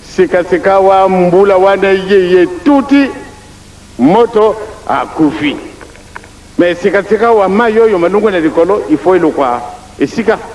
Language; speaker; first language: Lingala; non-native, local second language; Kongo